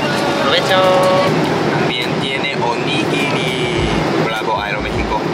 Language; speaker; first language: Spanish; non-native, learner; Japanese